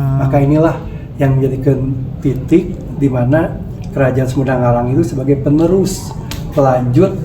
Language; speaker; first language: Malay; non-native, local second language; Sundanese